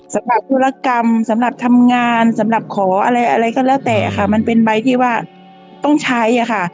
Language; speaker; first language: Thai; native; Thai